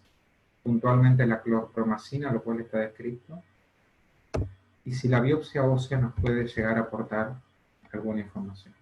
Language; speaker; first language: Spanish; native; Spanish